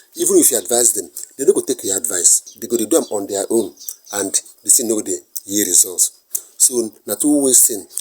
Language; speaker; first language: Nigerian Pidgin; non-native, local second language; Igbo